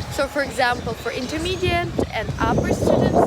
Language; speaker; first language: English; non-native, fluent; Russian